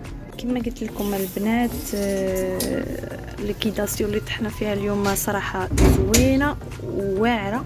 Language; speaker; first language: Arabic; native; Arabic